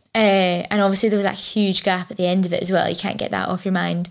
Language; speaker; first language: English; native; English